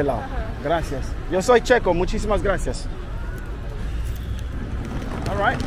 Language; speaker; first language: Spanish; non-native, learner; English